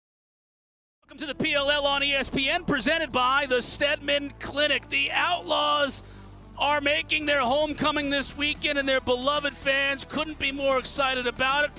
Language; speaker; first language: English; native; English